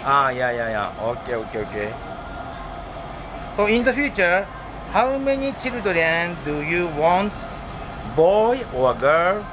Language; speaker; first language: English; non-native, learner; Japanese